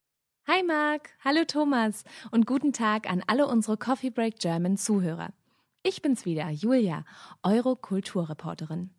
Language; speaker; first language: German; native; German